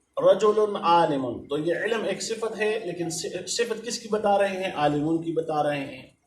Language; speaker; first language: Urdu; non-native, local second language; Pashto